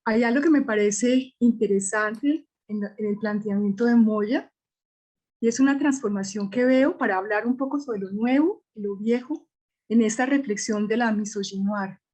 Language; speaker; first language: Spanish; native; Spanish